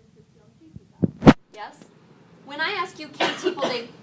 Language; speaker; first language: Spanish; non-native, fluent; English